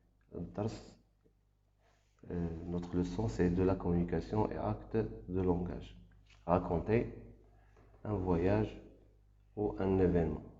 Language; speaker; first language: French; non-native, local second language; Arabic